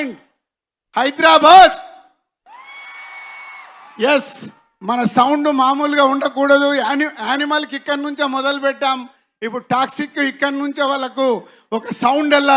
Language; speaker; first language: Telugu; native; Telugu